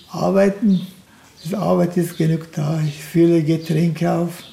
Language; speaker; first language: German; non-native, learner; Turkish